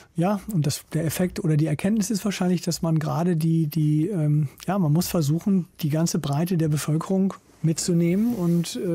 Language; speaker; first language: German; native; German